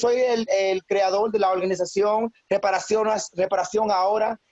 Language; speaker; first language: Spanish; non-native, fluent; English